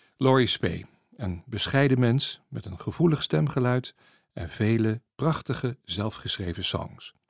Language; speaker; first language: Dutch; native; Dutch